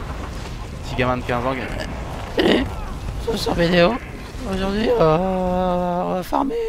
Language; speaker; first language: French; native; French